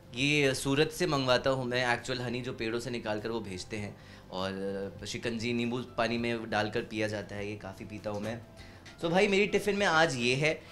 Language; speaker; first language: Hindi; native; Hindi